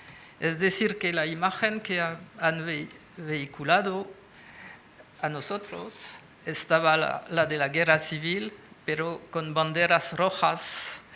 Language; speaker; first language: Spanish; non-native, fluent; French